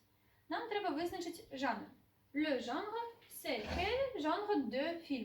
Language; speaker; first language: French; non-native, fluent; Ukrainian